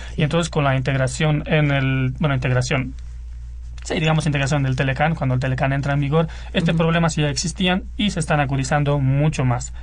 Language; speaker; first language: Spanish; non-native, fluent; Romanian